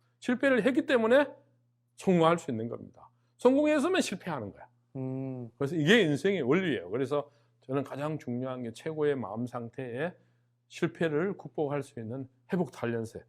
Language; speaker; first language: Korean; native; Korean